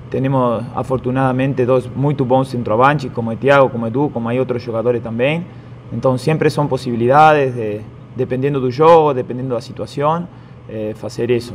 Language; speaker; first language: Portuguese; non-native, fluent; Spanish